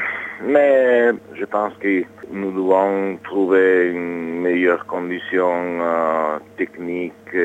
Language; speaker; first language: French; non-native, learner; Italian